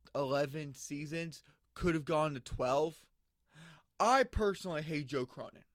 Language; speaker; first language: English; native; English